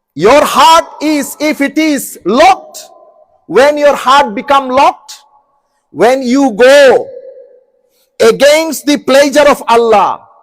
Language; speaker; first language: English; non-native, local second language; Bangla